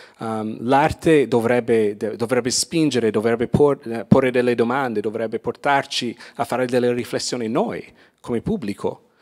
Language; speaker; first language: Italian; non-native, fluent; English